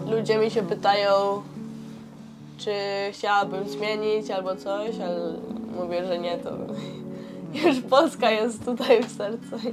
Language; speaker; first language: Polish; early bilingual, heritage; Polish